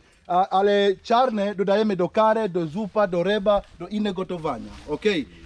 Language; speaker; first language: Polish; non-native, learner; Swahili